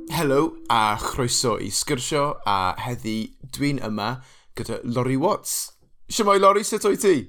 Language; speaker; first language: Welsh; non-native, local second language; English